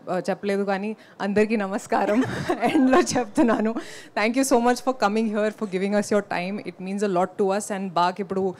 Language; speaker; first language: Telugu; non-native, local second language; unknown